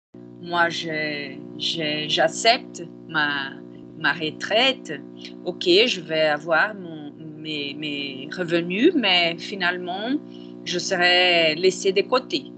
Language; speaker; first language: French; non-native, fluent; Portuguese